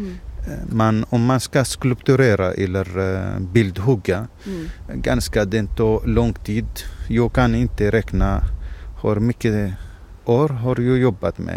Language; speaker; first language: Swedish; non-native, fluent; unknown